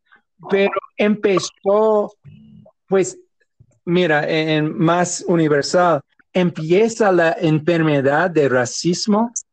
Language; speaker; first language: Spanish; non-native, learner; English